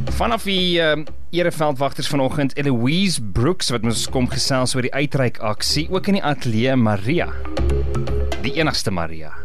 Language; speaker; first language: Afrikaans; native; Afrikaans